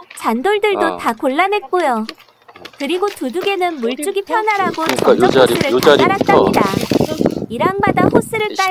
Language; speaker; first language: Korean; native; Korean